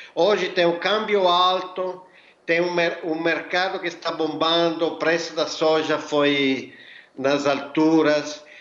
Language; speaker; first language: Portuguese; non-native, fluent; Italian